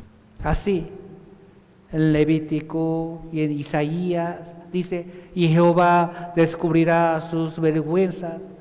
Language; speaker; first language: Spanish; non-native, fluent; Korean